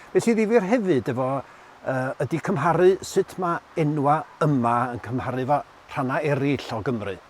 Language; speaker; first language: Welsh; native; Welsh